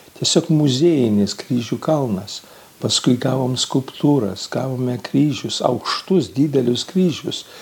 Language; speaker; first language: Lithuanian; early bilingual, heritage; Lithuanian